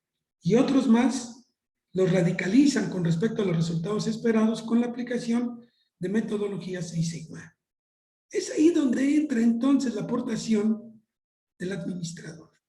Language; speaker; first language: Spanish; native; Spanish